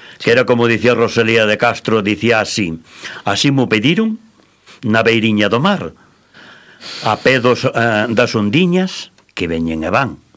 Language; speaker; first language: Galician; native; Galician